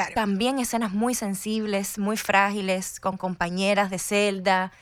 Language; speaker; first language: Spanish; native; Spanish